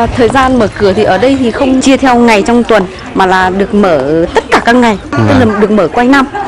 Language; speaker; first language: Vietnamese; non-native, local second language; Hmong